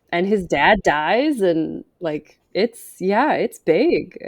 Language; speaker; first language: English; native; English